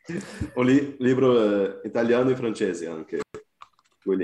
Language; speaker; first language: French; non-native, fluent; Portuguese